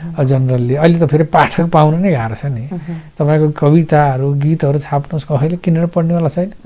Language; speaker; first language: Nepali; native; Nepali